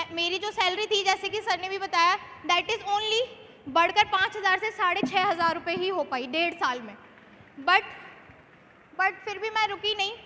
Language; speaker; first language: Hindi; native; Hindi